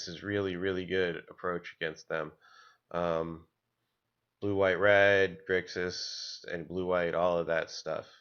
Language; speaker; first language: English; native; English